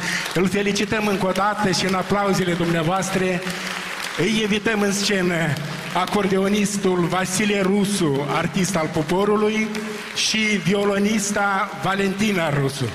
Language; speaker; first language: Romanian; native; Romanian